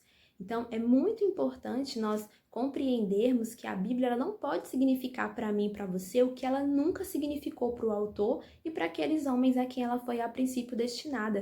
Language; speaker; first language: Portuguese; native; Portuguese